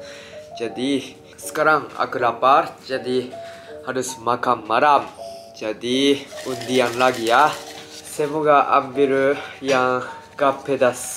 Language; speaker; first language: Indonesian; non-native, learner; Japanese